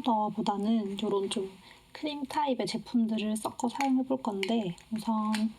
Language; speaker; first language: Korean; native; Korean